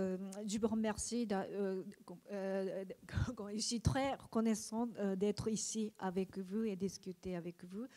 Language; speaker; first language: French; non-native, learner; Japanese